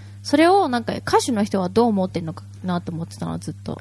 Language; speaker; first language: Japanese; native; Japanese